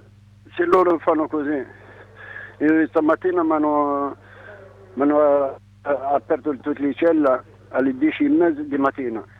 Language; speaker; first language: Italian; non-native, learner; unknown